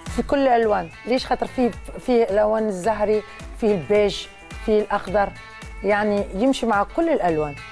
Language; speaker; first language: Arabic; native; Arabic